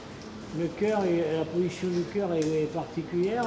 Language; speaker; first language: French; native; French